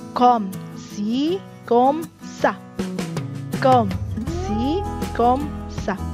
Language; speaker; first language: French; non-native, fluent; Indonesian